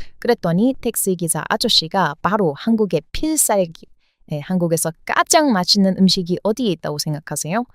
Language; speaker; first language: Korean; non-native, fluent; English